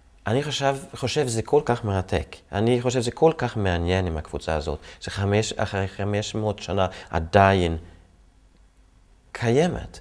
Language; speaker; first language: Hebrew; non-native, fluent; Swedish